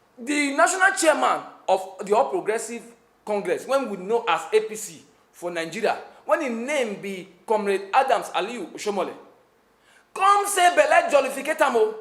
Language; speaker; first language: Nigerian Pidgin; native; Nigerian Pidgin